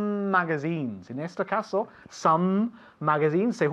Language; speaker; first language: Spanish; non-native, fluent; English